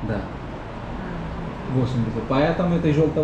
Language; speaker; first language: Russian; non-native, learner; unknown